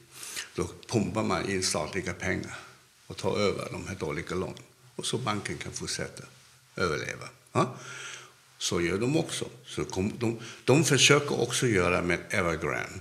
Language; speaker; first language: Swedish; non-native, fluent; Cantonese